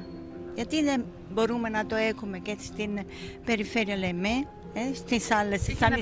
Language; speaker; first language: Greek; non-native, fluent; Italian